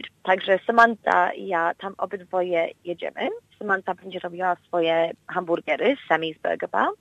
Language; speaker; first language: Polish; early bilingual, heritage; Polish